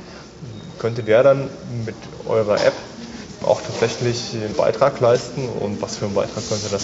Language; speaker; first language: German; native; German